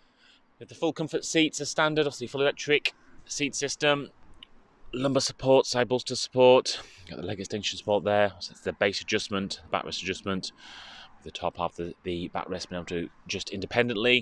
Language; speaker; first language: English; native; English